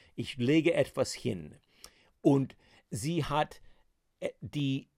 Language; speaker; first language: German; non-native, fluent; English